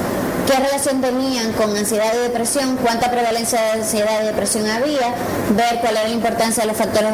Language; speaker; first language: Spanish; native; Spanish